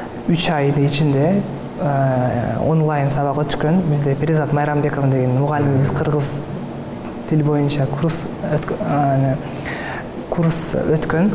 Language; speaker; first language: Kyrgyz; early bilingual, heritage; Kyrgyz